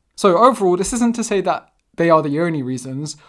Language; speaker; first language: English; native; English